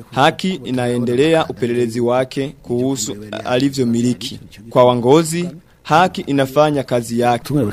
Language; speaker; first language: Swahili; non-native, local second language; Rundi